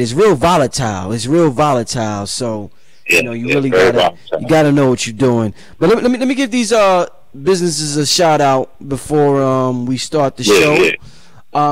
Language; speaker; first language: English; native; English